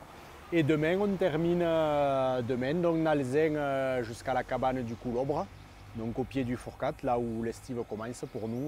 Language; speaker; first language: French; native; French